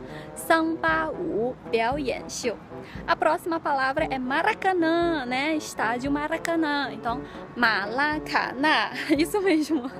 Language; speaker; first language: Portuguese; non-native, fluent; Chinese